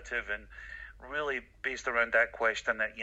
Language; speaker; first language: English; native; English